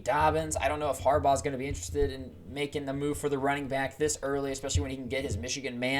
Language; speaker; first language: English; native; English